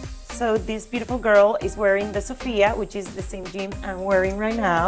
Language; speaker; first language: English; non-native, fluent; Spanish